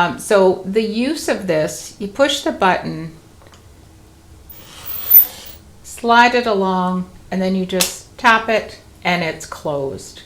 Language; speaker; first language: English; native; English